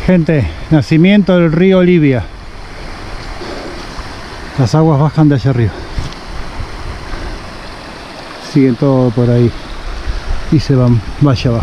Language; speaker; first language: Spanish; native; Spanish